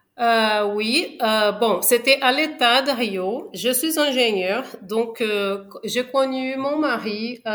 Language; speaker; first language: French; non-native, fluent; Portuguese